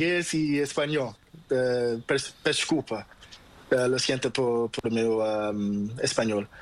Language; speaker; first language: Spanish; non-native, learner; Portuguese